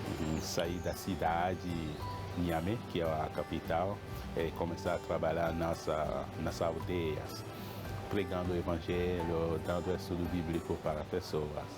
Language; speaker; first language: Portuguese; non-native, fluent; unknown